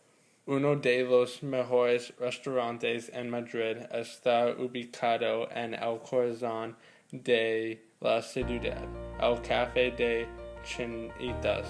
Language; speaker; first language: Spanish; non-native, learner; English